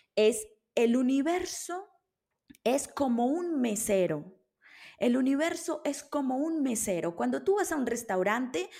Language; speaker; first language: Spanish; native; Spanish